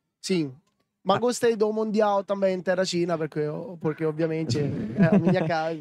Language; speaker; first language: Portuguese; non-native, learner; Italian